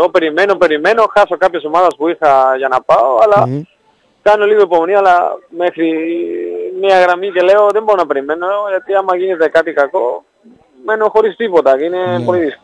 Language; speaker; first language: Greek; non-native, learner; Spanish